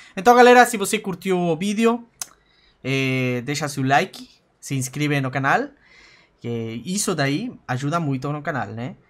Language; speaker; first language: Portuguese; non-native, fluent; Spanish